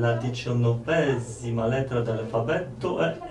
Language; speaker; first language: Italian; non-native, learner; Polish